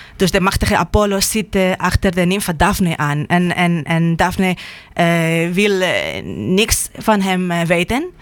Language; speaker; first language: Dutch; non-native, fluent; Spanish